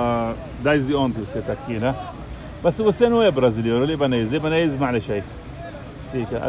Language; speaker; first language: Portuguese; non-native, local second language; Arabic